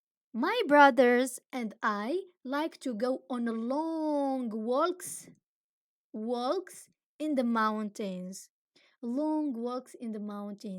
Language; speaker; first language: English; non-native, fluent; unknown